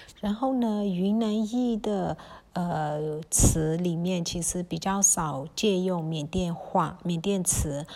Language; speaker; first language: Chinese; early bilingual, heritage; Chinese